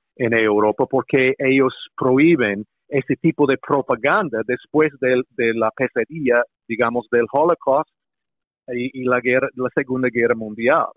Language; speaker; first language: Spanish; non-native, fluent; English